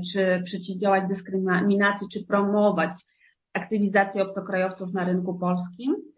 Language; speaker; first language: Polish; native; Polish